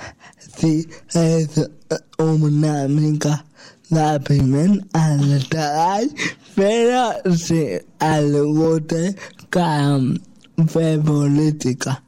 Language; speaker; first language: Catalan; non-native, local second language; Spanish